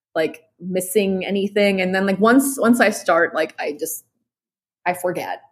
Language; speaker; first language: English; native; English